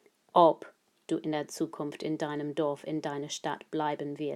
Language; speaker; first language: German; non-native, fluent; English